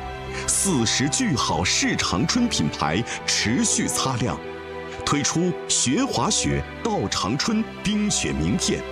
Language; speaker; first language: Chinese; native; Chinese